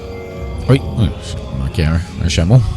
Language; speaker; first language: French; native; French